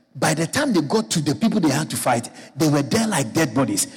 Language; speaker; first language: English; non-native, local second language; Akan